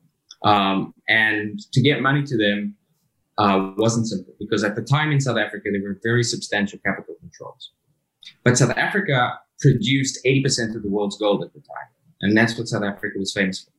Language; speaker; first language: English; native; English